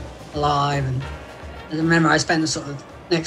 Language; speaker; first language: English; native; English